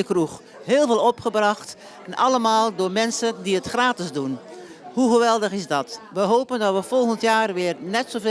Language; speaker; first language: Dutch; native; Dutch